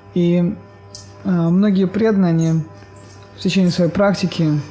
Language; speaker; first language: Russian; native; Russian